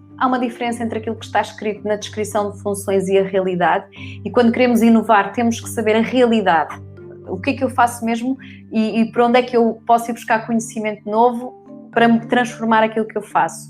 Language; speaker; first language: Portuguese; native; Portuguese